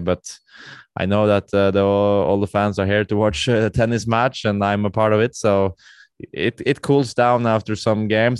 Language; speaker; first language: English; non-native, fluent; Norwegian